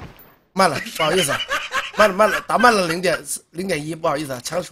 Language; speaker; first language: Chinese; native; Chinese